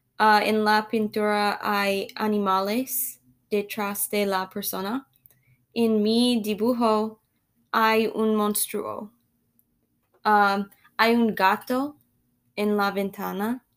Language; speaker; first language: Spanish; non-native, learner; English